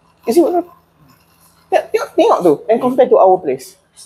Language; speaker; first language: English; non-native, local second language; Malay